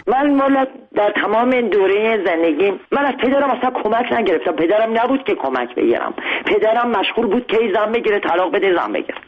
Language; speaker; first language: Persian; non-native, local second language; Armenian